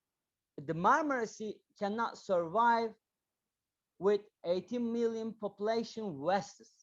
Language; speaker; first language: English; non-native, learner; Turkish